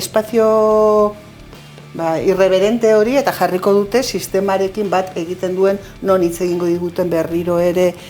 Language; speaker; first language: Basque; native; Basque